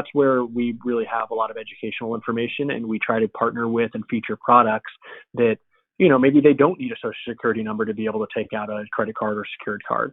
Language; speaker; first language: English; native; English